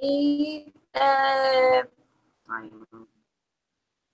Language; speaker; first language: English; non-native, learner; Spanish